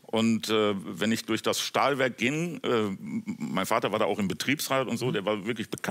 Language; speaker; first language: German; native; German